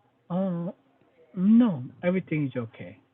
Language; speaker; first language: English; non-native, learner; Korean